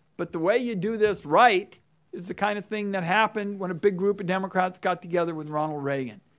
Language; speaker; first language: English; native; English